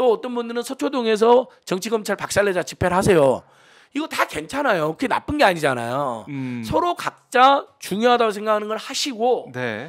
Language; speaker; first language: Korean; native; Korean